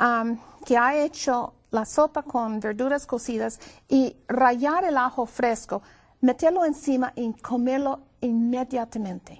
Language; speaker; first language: Spanish; non-native, fluent; English